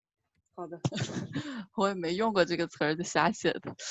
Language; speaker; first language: Chinese; native; Chinese